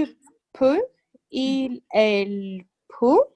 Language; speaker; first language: French; non-native, learner; English